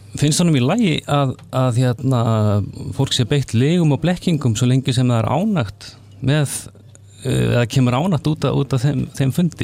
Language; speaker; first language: Icelandic; native; Icelandic